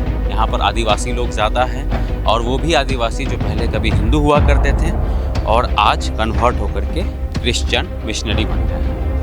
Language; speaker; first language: Hindi; native; Hindi